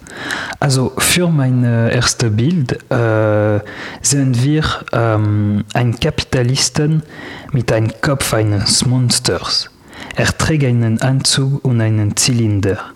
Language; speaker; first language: German; non-native, learner; French